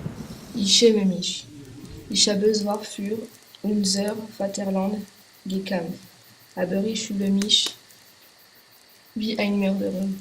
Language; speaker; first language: German; non-native, learner; French